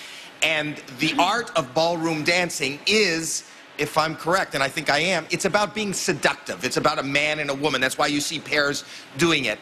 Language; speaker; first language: English; native; English